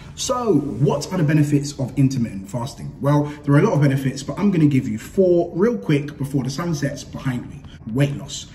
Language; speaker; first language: English; native; English